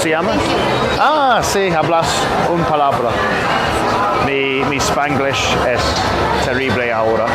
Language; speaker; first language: Spanish; non-native, learner; English